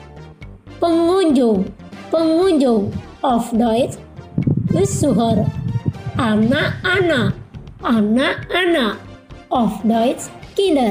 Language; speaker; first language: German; non-native, fluent; Indonesian